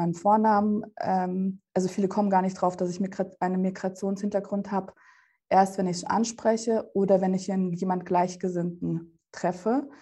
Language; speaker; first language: German; early bilingual, other home language; Russian